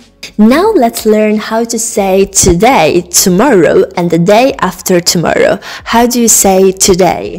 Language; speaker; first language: English; non-native, fluent; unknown